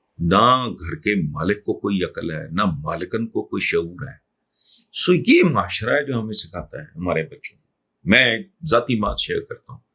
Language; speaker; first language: Urdu; non-native, local second language; Punjabi